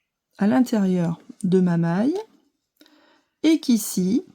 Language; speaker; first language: French; native; French